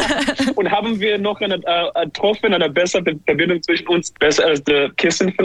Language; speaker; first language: German; non-native, learner; English